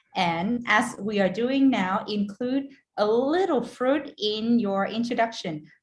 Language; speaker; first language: English; non-native, fluent; Vietnamese